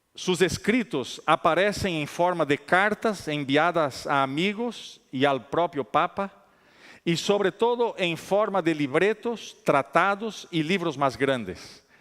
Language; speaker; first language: Spanish; non-native, fluent; Italian